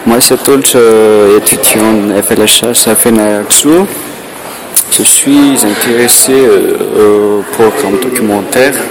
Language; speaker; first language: French; non-native, learner; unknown